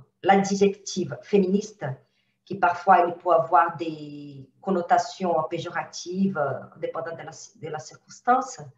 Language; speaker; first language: French; non-native, fluent; Portuguese